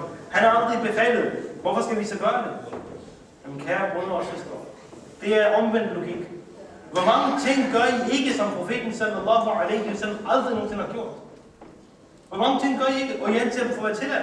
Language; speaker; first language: Danish; early bilingual, other home language; Urdu